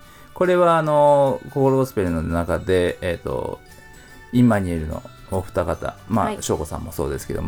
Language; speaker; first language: Japanese; native; Japanese